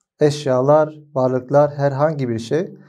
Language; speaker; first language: Turkish; non-native, fluent; Arabic